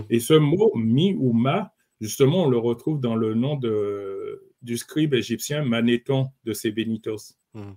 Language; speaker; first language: French; native; French